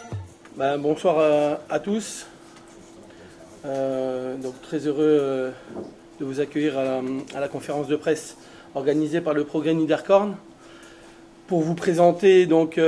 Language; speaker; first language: French; non-native, local second language; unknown